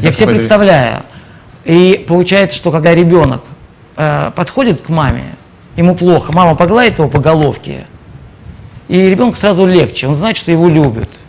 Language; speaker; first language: Russian; native; Russian